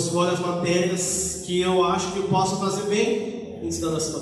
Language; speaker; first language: Portuguese; native; Portuguese